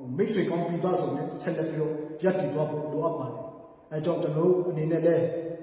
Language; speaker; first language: Burmese; non-native, local second language; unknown